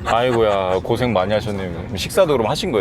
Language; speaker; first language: Korean; native; Korean